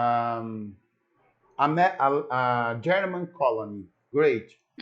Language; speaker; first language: English; non-native, learner; Portuguese